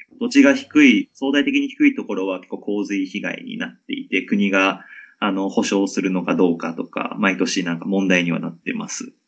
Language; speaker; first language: Japanese; native; Japanese